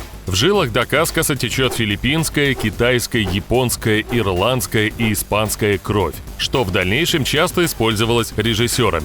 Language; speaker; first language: Russian; native; Russian